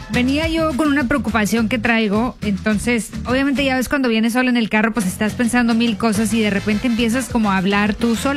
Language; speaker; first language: Spanish; native; Spanish